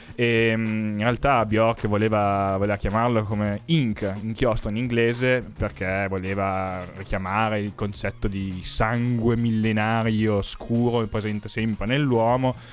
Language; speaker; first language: Italian; native; Italian